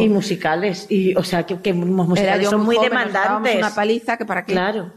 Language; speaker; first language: Spanish; native; Spanish